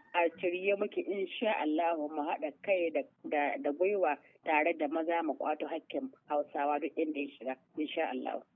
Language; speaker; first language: Hausa; native; Hausa